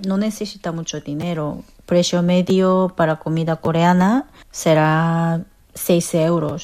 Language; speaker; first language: Spanish; non-native, learner; Korean